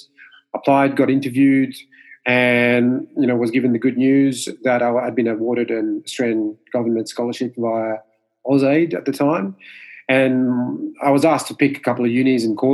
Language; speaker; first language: English; non-native, fluent; Morisyen